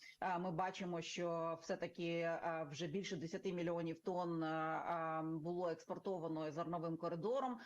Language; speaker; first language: Ukrainian; native; Ukrainian